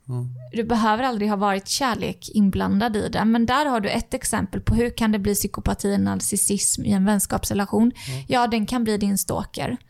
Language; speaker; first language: Swedish; native; Swedish